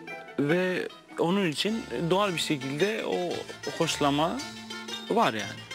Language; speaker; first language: Turkish; non-native, fluent; Greek